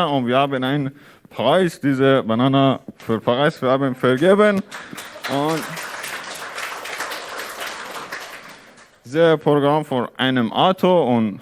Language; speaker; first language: German; non-native, learner; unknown